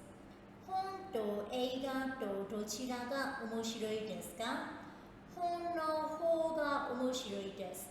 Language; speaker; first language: Japanese; non-native, fluent; Burmese